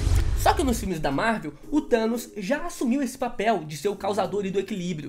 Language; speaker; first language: Portuguese; native; Portuguese